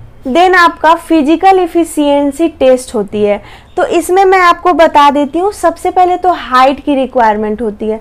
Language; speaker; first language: Hindi; native; Hindi